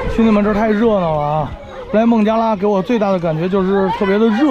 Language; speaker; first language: Chinese; native; Chinese